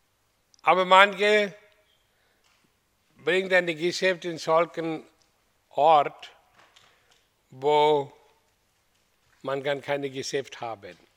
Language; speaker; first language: German; non-native, fluent; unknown